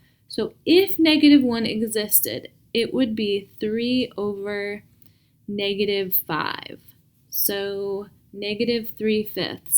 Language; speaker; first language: English; native; English